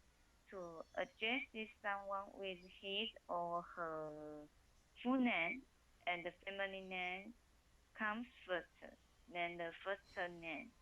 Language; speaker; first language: English; non-native, learner; Chinese